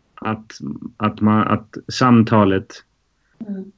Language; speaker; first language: Swedish; non-native, fluent; German